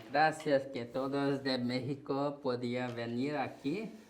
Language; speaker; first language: Spanish; non-native, learner; Korean